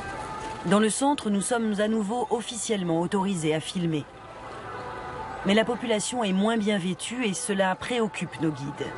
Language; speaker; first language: French; native; French